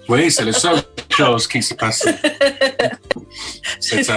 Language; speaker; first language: French; non-native, fluent; English